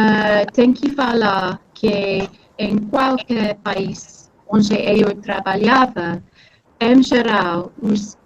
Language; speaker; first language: Portuguese; non-native, fluent; English